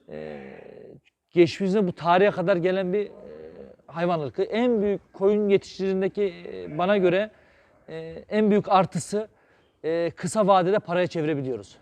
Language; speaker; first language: Turkish; native; Turkish